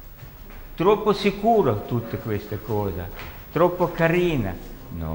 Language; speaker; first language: Italian; non-native, learner; Russian